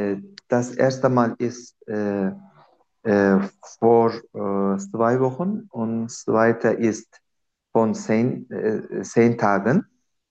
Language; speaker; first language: German; non-native, learner; Turkish